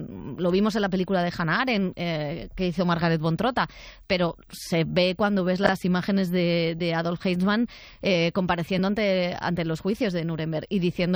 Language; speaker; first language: Spanish; native; Spanish